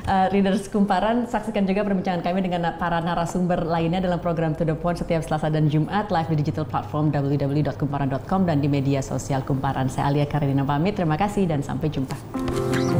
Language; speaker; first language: Indonesian; native; Indonesian